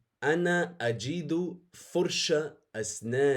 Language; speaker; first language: Arabic; non-native, fluent; English